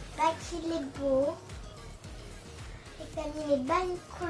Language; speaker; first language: French; native; French